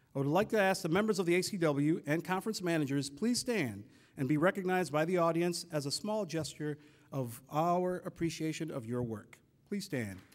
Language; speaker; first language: English; native; English